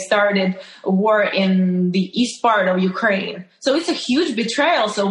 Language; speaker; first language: English; non-native, fluent; Ukrainian